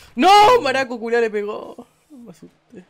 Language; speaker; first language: Spanish; native; Spanish